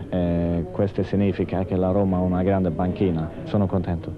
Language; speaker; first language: Italian; non-native, fluent; Swedish